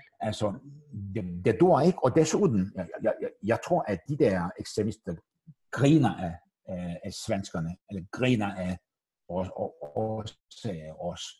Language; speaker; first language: Danish; non-native, fluent; Turkish